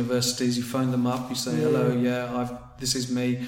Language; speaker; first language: English; native; English